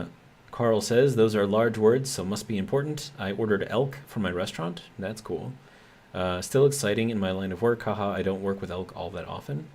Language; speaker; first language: English; native; English